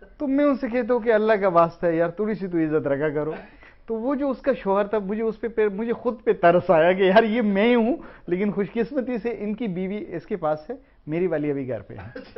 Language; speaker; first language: Urdu; non-native, local second language; Pashto